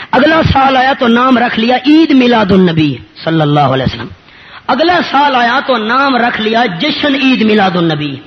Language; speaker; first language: Urdu; non-native, local second language; Punjabi